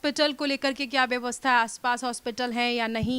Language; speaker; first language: Hindi; native; Hindi